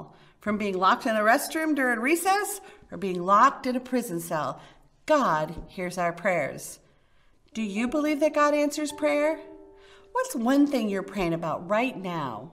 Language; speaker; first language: English; native; English